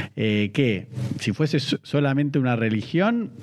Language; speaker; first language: Spanish; native; Spanish